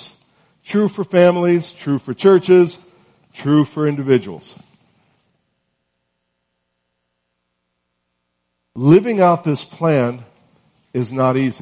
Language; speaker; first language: English; native; English